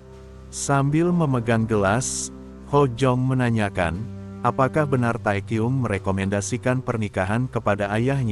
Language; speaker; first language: Indonesian; native; Indonesian